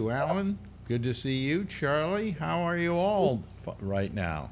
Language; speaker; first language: English; native; English